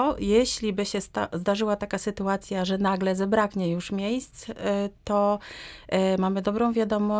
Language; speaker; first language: Polish; native; Polish